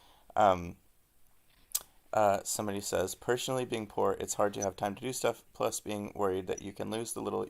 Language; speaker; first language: English; native; English